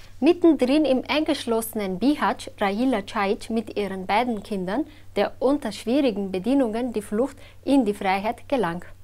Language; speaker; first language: German; native; German